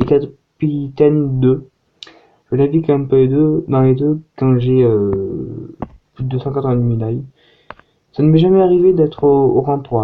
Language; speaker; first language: French; native; French